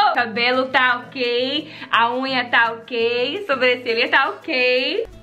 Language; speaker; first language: Portuguese; non-native, learner; Dutch